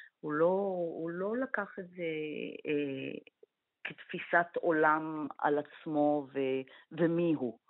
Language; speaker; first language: Hebrew; native; Hebrew